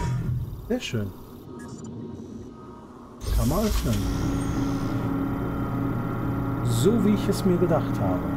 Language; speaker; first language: German; native; German